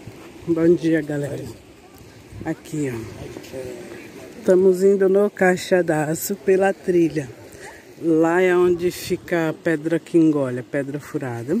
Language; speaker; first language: Portuguese; native; Portuguese